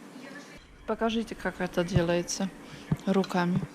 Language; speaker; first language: Russian; non-native, learner; Polish